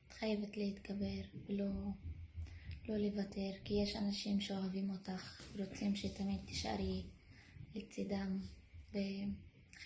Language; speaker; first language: Hebrew; native; Hebrew